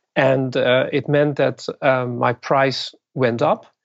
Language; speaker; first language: English; non-native, fluent; Dutch